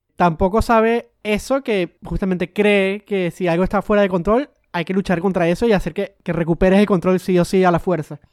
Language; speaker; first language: Spanish; native; Spanish